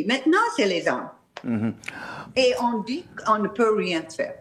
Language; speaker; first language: French; non-native, fluent; English